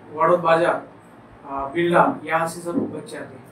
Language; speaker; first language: Hindi; non-native, local second language; Marathi